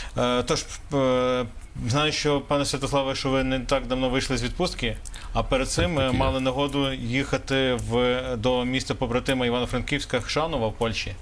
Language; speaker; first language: Ukrainian; native; Ukrainian